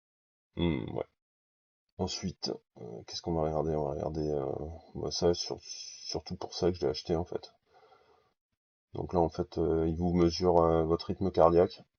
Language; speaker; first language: French; native; French